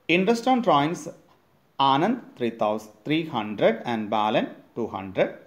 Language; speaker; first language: English; non-native, local second language; Malayalam